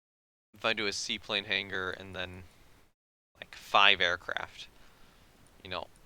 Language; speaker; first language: English; native; English